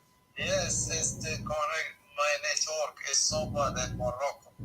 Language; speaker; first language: English; non-native, learner; Arabic